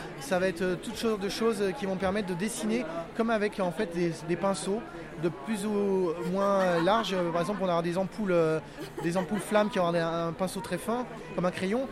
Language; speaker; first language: French; native; French